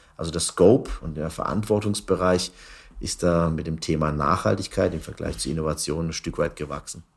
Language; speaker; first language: German; early bilingual, other home language; Turkish